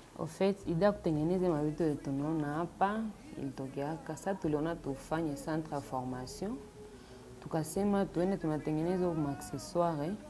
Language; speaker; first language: Swahili; native; Swahili